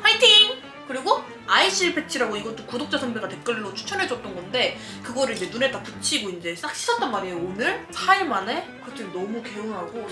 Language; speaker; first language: Korean; native; Korean